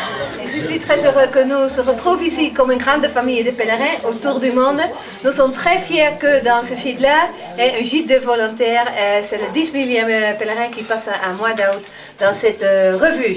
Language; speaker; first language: French; non-native, fluent; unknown